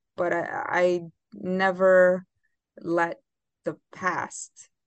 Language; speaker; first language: English; non-native, fluent; Romanian